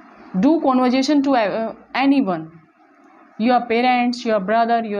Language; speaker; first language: English; non-native, local second language; Hindi